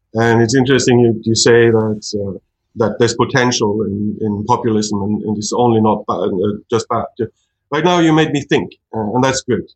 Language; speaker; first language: English; non-native, fluent; Norwegian